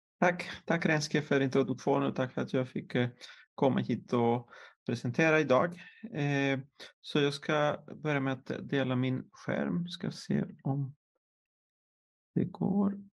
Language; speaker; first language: Swedish; non-native, fluent; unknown